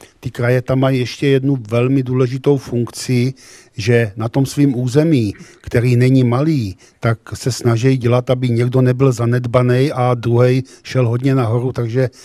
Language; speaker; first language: Czech; native; Czech